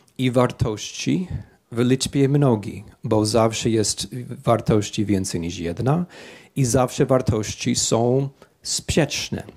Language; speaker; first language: Polish; non-native, fluent; English